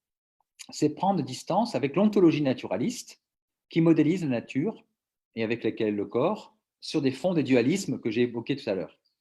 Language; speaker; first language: French; native; French